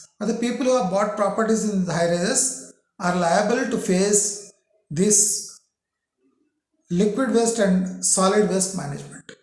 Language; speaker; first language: English; non-native, local second language; Telugu